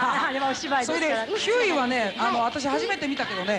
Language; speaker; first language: Japanese; native; Japanese